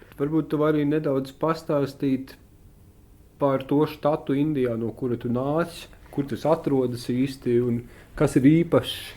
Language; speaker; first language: Latvian; native; Latvian